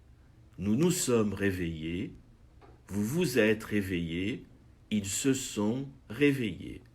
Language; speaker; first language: French; non-native, fluent; Portuguese